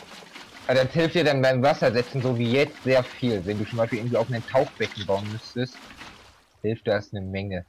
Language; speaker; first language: German; native; German